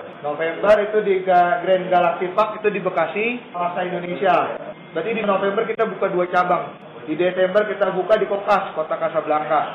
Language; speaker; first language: Malay; native; Malay